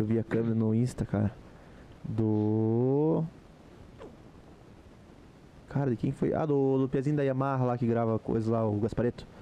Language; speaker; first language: Portuguese; native; Portuguese